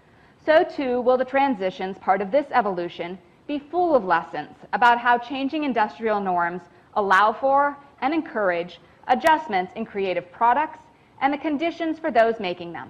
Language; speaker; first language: English; native; English